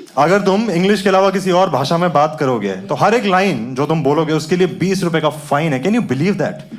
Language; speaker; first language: Hindi; native; Hindi